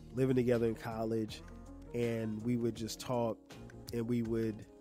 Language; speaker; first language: English; native; English